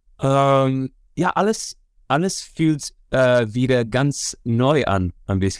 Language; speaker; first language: German; non-native, learner; Dutch